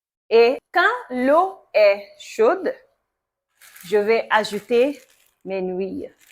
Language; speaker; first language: French; non-native, local second language; Yoruba